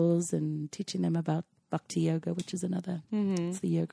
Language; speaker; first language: English; native; English